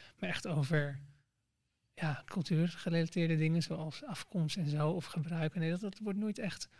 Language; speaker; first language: Dutch; native; Dutch